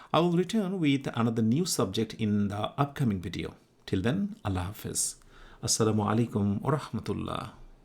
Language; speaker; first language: English; non-native, local second language; Bangla